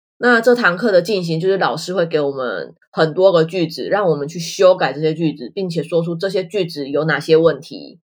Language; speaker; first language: Chinese; native; Chinese